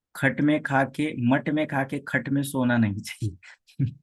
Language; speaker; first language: Hindi; non-native, local second language; Marathi